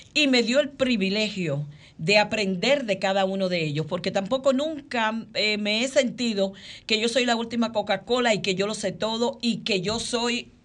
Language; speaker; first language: Spanish; early bilingual, heritage; Spanish